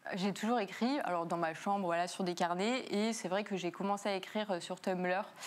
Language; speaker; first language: French; native; French